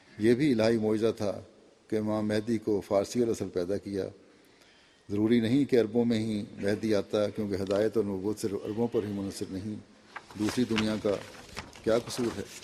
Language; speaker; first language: Urdu; native; Urdu